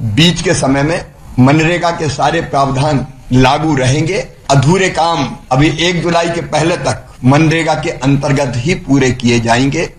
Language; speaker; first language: Hindi; native; Hindi